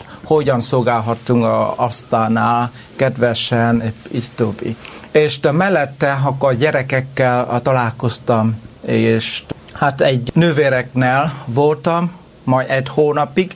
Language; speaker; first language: Hungarian; non-native, learner; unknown